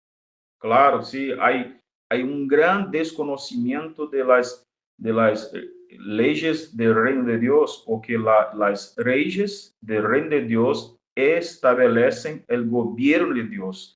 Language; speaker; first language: Spanish; non-native, fluent; Portuguese